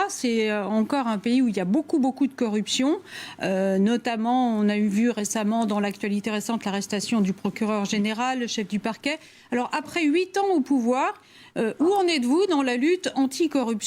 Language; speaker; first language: French; native; French